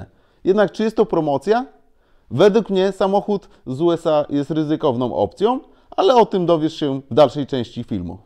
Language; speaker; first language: Polish; native; Polish